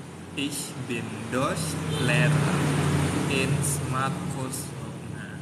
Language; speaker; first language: German; non-native, fluent; Indonesian